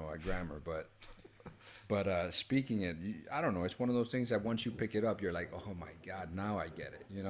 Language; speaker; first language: English; early bilingual, other home language; Spanish